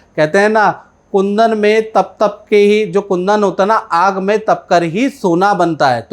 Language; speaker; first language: Hindi; native; Hindi